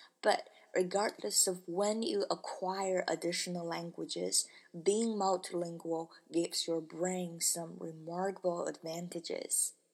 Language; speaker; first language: English; non-native, fluent; Chinese